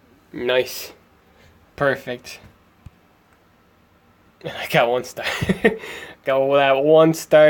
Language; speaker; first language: English; native; English